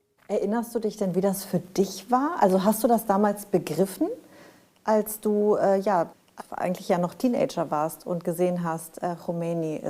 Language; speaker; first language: German; native; German